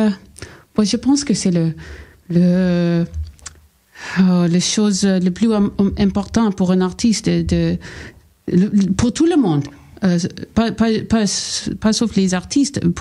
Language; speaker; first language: French; non-native, local second language; English